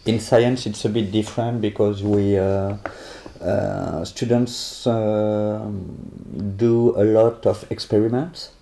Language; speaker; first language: English; non-native, learner; French